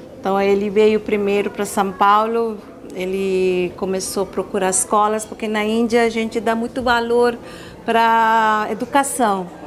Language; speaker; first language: Portuguese; non-native, fluent; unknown